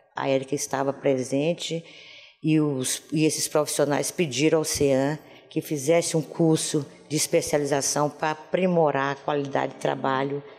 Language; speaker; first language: Portuguese; native; Portuguese